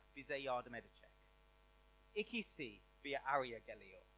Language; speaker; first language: Turkish; non-native, learner; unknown